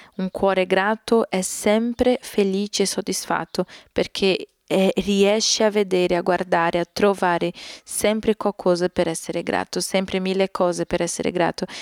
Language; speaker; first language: Italian; non-native, fluent; Portuguese